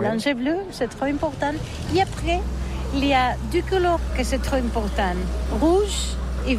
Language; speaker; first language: French; non-native, learner; Catalan